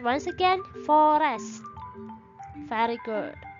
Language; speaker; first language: English; non-native, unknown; Indonesian